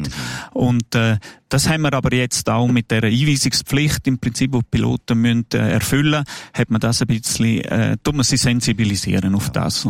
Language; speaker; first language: German; native; German